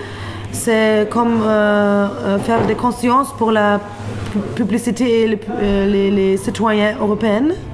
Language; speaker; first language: French; non-native, fluent; Turkish